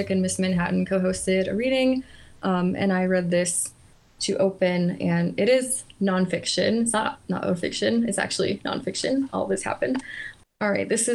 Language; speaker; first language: English; early bilingual, other home language; Polish